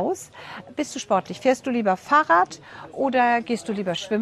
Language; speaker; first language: German; native; German